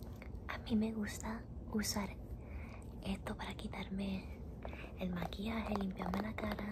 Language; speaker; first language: Spanish; early bilingual, heritage; Spanish